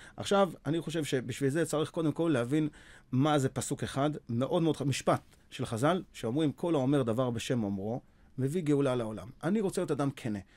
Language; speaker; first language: Hebrew; native; Hebrew